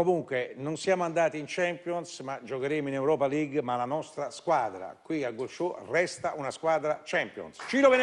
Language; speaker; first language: Italian; native; Italian